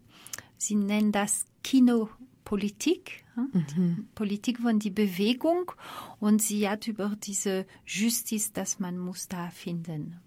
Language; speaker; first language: German; non-native, fluent; French